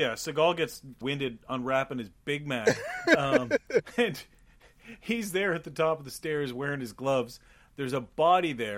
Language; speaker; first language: English; native; English